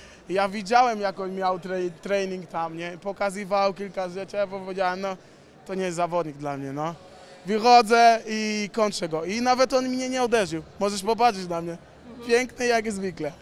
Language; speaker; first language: Polish; non-native, learner; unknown